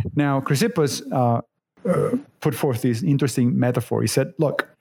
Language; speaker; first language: English; non-native, fluent; Italian